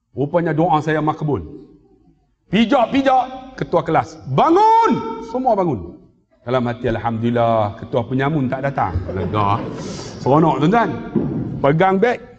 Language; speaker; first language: Malay; native; Malay